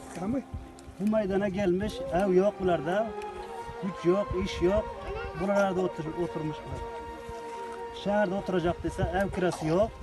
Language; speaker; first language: Turkish; non-native, learner; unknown